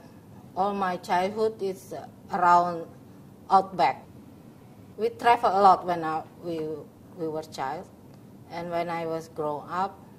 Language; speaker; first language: English; non-native, learner; Indonesian